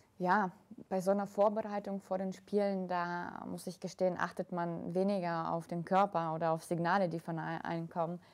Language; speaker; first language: German; early bilingual, other home language; Russian